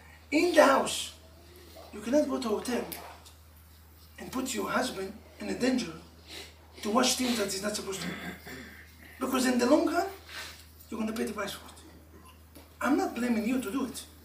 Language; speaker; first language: English; non-native, fluent; Hebrew